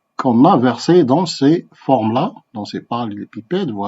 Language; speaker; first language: French; non-native, local second language; Arabic